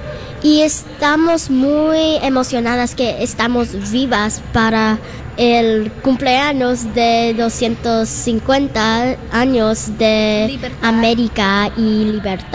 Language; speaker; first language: Spanish; non-native, learner; English